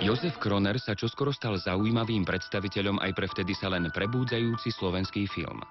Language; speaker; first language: Slovak; native; Slovak